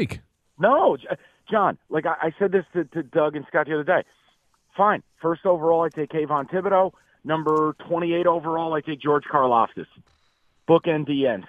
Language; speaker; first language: English; native; English